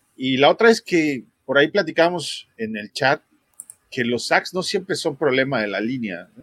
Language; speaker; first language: Spanish; native; Spanish